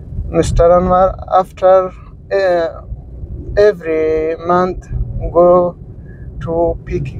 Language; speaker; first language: English; non-native, learner; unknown